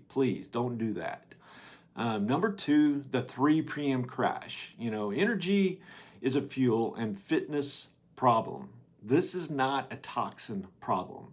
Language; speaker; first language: English; native; English